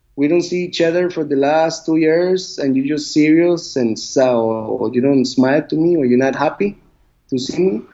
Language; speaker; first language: English; non-native, learner; Spanish